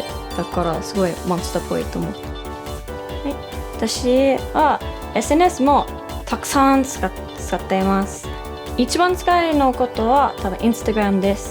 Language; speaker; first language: Japanese; non-native, learner; English